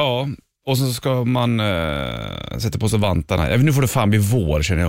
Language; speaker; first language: Swedish; native; Swedish